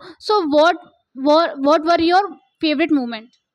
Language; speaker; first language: English; non-native, local second language; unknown